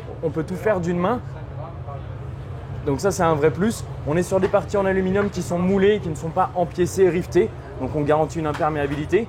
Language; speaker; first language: French; native; French